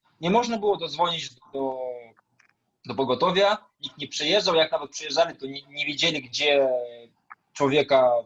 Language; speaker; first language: Polish; non-native, fluent; Russian